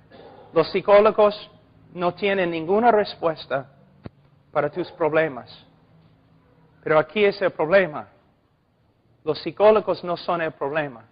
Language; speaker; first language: Spanish; non-native, fluent; English